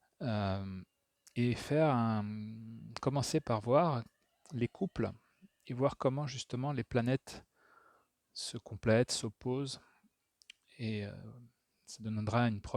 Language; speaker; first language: French; native; French